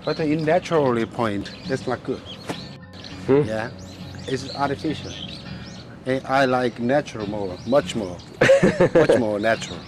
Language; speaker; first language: English; non-native, learner; Korean